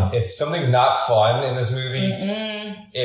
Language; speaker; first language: English; native; English